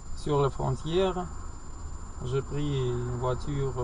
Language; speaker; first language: French; non-native, learner; Russian